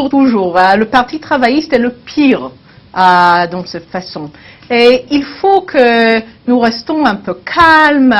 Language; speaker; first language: French; non-native, learner; Hebrew